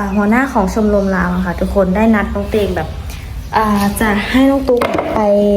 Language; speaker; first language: Thai; native; Thai